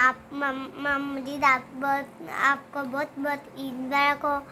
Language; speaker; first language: Hindi; non-native, local second language; Punjabi